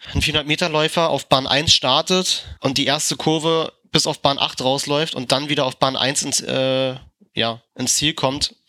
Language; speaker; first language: German; native; German